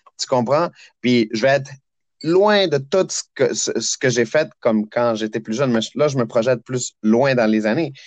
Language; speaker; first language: French; early bilingual, other home language; Spanish